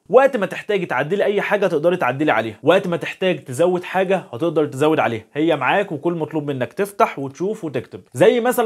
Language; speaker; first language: Arabic; native; Arabic